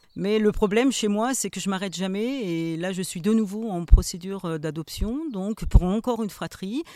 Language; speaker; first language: French; native; French